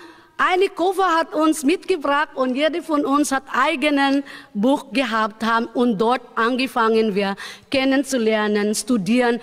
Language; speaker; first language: German; non-native, learner; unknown